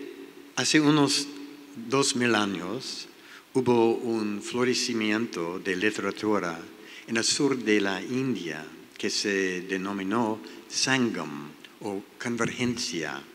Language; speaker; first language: Spanish; non-native, learner; English